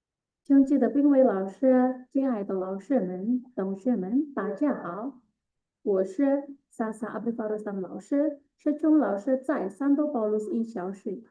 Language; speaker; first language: Chinese; non-native, fluent; Indonesian